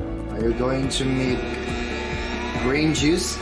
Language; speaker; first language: English; non-native, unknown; Chinese